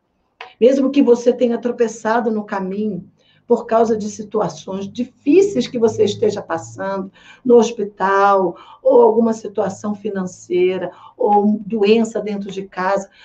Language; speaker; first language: Portuguese; native; Portuguese